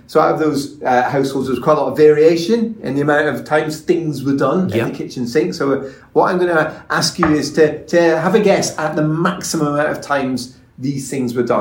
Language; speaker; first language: English; native; English